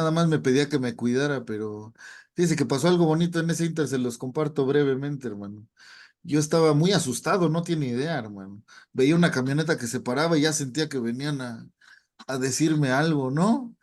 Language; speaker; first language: Spanish; native; Spanish